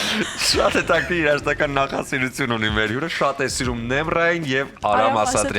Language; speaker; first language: Armenian; native; Armenian